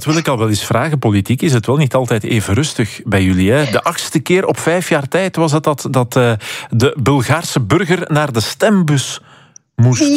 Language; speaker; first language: Dutch; native; Dutch